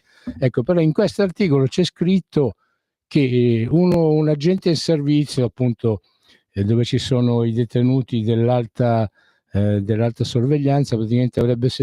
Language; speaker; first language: Italian; native; Italian